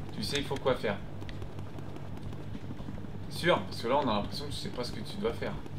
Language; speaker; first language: French; native; French